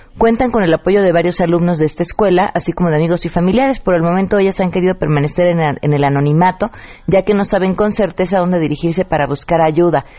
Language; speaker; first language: Spanish; native; Spanish